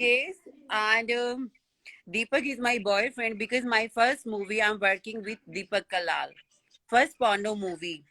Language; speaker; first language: English; non-native, learner; Hindi